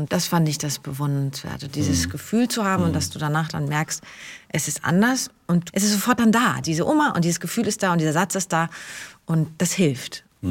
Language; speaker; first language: German; native; German